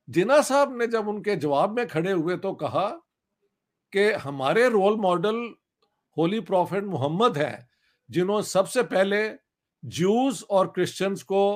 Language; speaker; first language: Urdu; non-native, local second language; Punjabi